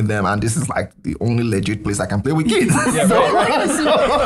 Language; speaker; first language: English; non-native, local second language; Yoruba